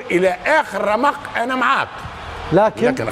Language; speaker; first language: Arabic; native; Arabic